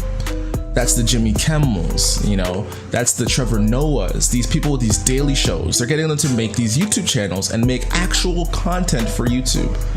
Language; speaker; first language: English; native; English